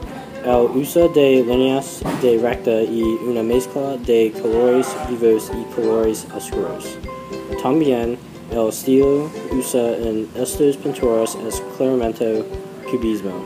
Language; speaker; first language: Spanish; non-native, learner; English